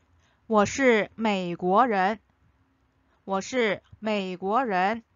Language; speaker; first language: Chinese; non-native, fluent; Korean